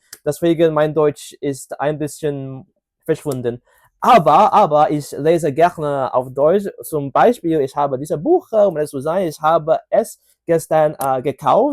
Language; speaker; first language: German; non-native, learner; Cantonese